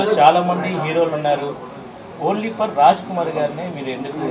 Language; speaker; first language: Telugu; native; Telugu